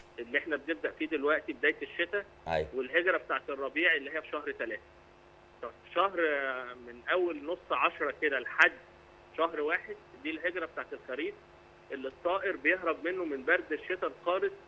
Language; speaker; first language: Egyptian Arabic; native; Egyptian Arabic